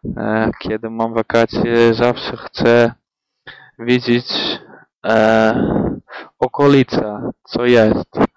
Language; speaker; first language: Polish; non-native, learner; Dutch